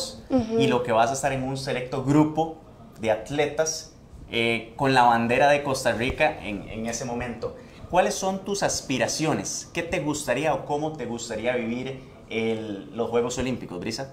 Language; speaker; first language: Spanish; native; Spanish